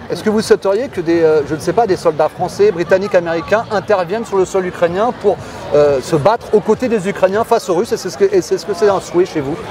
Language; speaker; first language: French; native; French